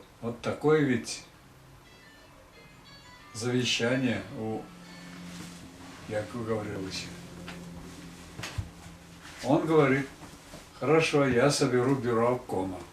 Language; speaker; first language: Russian; non-native, local second language; Tatar